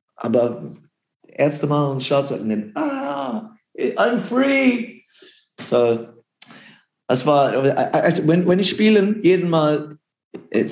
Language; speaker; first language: German; non-native, learner; English